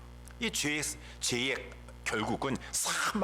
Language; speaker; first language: Korean; native; Korean